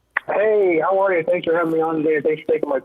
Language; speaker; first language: English; native; English